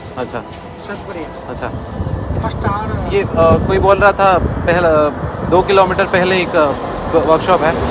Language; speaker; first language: Hindi; non-native, local second language; Malayalam